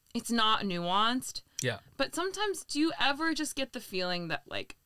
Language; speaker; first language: English; native; English